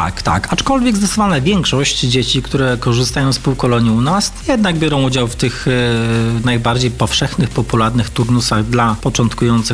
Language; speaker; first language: Polish; native; Polish